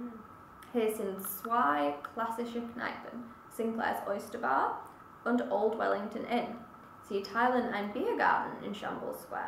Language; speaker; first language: German; non-native, learner; English